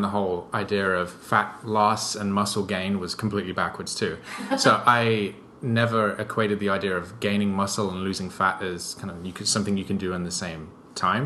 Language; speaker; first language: English; native; English